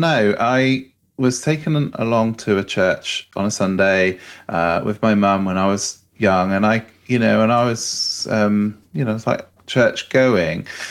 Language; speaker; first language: English; native; English